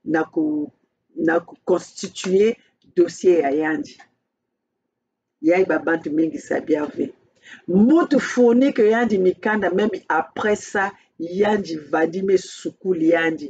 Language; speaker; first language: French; non-native, local second language; Kongo